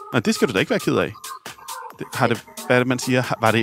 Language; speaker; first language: Danish; native; Danish